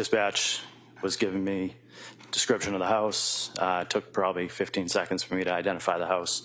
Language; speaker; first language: English; native; English